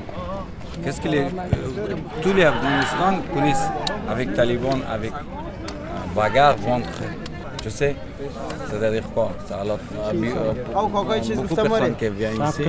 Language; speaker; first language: French; non-native, learner; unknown